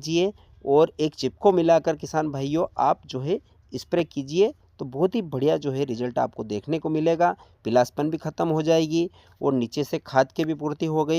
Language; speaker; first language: Hindi; native; Hindi